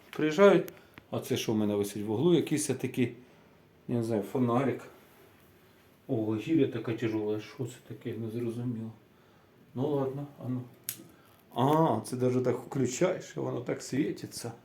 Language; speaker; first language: Ukrainian; non-native, local second language; Russian